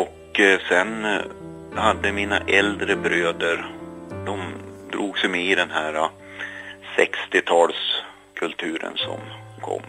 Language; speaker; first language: Swedish; native; Swedish